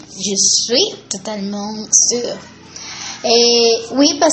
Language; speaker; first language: French; non-native, learner; Spanish